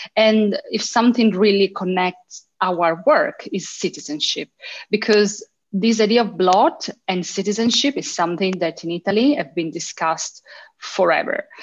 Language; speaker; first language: English; early bilingual, heritage; Italian